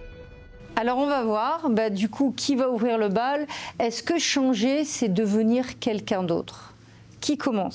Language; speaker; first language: French; native; French